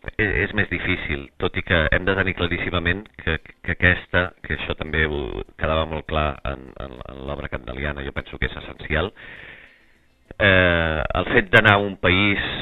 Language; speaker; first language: Catalan; non-native, local second language; Spanish